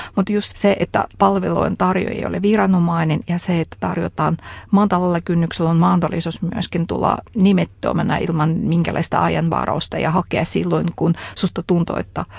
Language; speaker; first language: Finnish; non-native, fluent; Russian